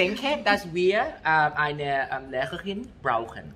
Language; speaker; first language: German; non-native, fluent; Thai